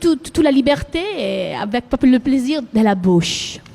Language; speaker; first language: French; non-native, learner; Italian